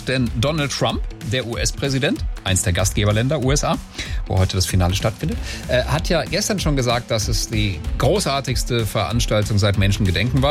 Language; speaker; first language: German; native; German